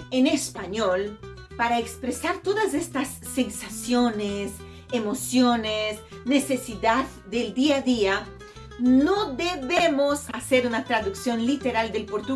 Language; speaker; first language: Spanish; non-native, fluent; Portuguese